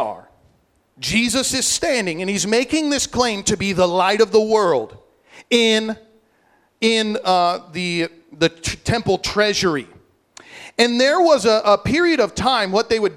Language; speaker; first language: English; native; English